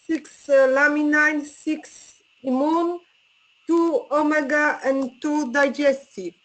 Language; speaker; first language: English; non-native, learner; Polish